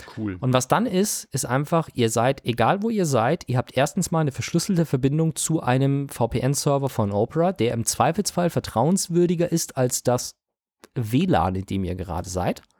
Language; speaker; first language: German; native; German